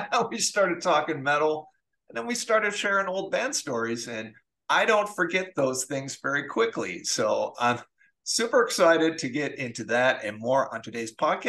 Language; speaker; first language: English; native; English